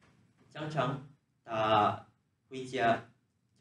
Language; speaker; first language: Chinese; non-native, learner; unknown